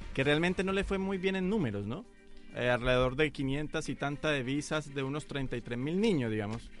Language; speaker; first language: Spanish; native; Spanish